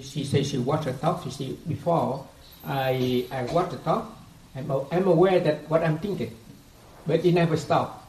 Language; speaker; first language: English; non-native, fluent; Vietnamese